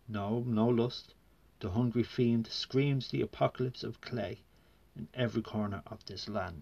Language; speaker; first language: English; native; English